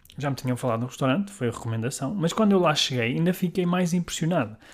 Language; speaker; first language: Portuguese; native; Portuguese